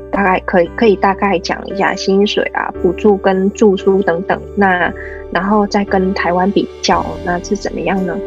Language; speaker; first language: Chinese; non-native, fluent; Vietnamese